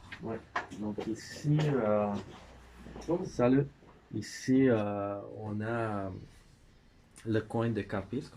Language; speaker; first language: French; non-native, fluent; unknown